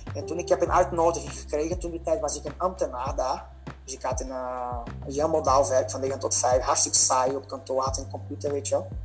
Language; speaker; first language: Dutch; non-native, fluent; Portuguese